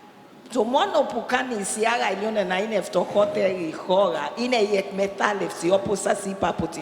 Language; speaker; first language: Greek; non-native, learner; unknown